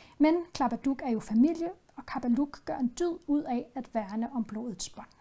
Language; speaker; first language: Danish; native; Danish